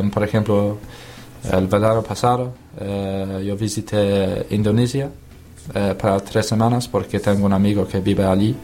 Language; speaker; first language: Spanish; non-native, learner; English